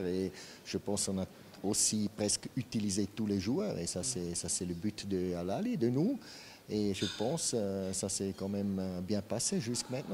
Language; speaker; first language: French; non-native, fluent; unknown